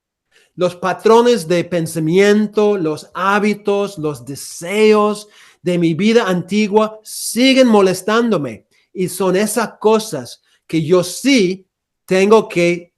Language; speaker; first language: Spanish; non-native, fluent; English